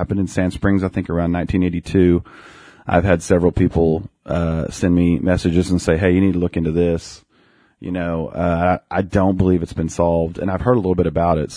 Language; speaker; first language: English; native; English